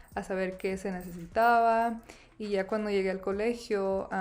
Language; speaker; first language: Spanish; early bilingual, other home language; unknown